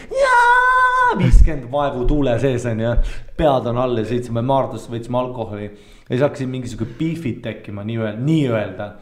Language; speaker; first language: Estonian; early bilingual, heritage; Estonian